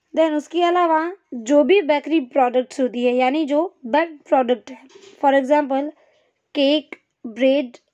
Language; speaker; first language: Hindi; non-native, local second language; Gujarati